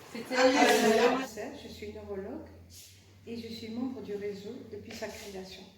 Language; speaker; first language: French; non-native, local second language; Arabic